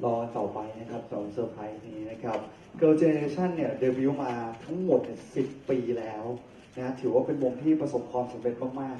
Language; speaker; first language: Thai; native; Thai